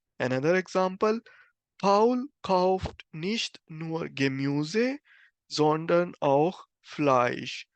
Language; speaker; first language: German; non-native, fluent; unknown